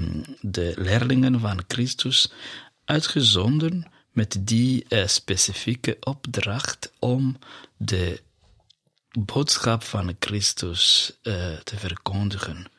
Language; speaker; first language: Dutch; non-native, fluent; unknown